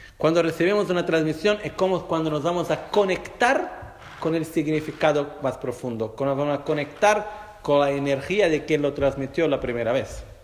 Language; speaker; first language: Spanish; non-native, fluent; Portuguese